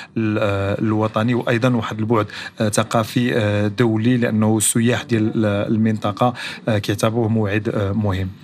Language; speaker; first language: Arabic; native; Arabic